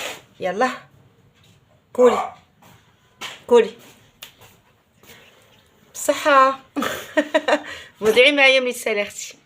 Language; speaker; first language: Arabic; native; Arabic